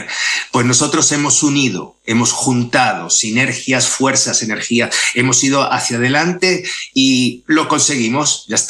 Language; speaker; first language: Spanish; native; Spanish